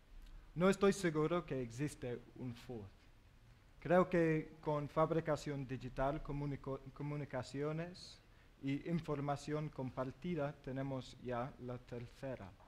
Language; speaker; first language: Spanish; non-native, learner; English